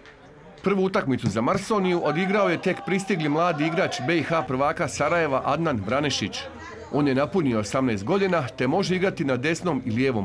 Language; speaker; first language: Serbian; native; Serbian